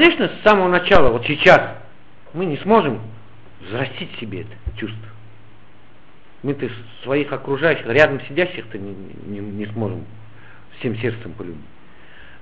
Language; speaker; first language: Russian; native; Russian